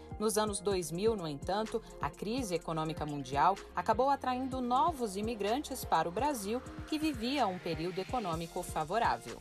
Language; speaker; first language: Portuguese; native; Portuguese